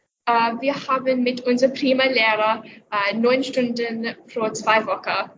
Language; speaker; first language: German; non-native, learner; English